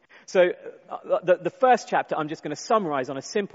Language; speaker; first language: English; native; English